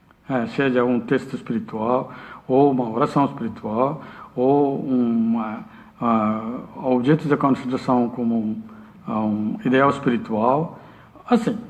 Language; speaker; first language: Portuguese; non-native, learner; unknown